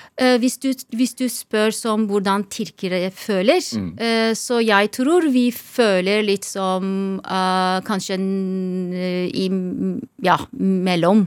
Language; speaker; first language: Norwegian; non-native, fluent; Turkish